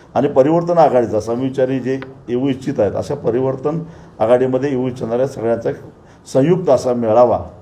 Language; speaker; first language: Marathi; native; Marathi